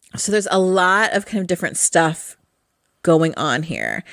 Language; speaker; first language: English; native; English